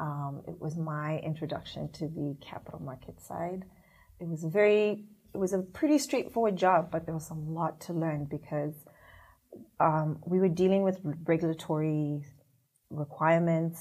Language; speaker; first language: English; non-native, local second language; Shona